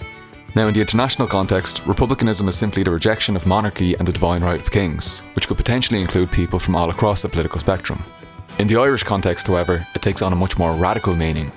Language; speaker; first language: English; native; English